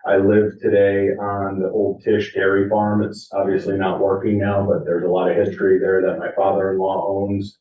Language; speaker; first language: English; native; English